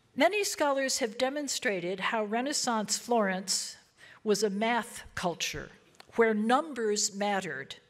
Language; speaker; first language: English; native; English